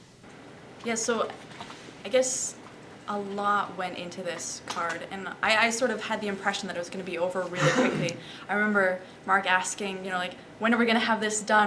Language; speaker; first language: English; native; English